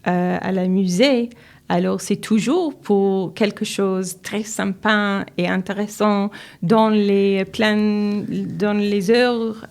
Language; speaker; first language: French; non-native, learner; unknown